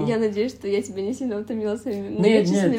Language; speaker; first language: Russian; native; Russian